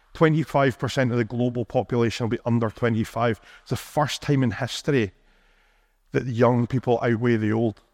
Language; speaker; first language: English; native; English